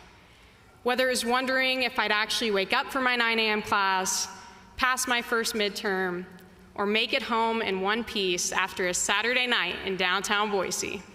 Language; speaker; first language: English; native; English